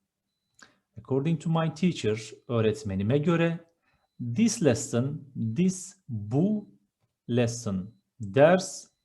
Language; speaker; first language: English; non-native, fluent; Turkish